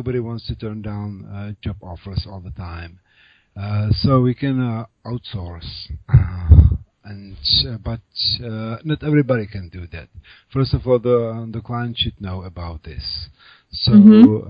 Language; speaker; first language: English; non-native, fluent; Czech